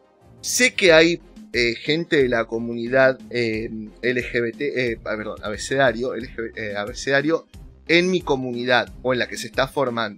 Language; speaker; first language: Spanish; native; Spanish